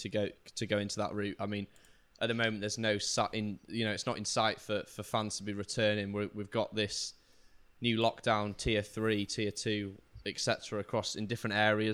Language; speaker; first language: English; native; English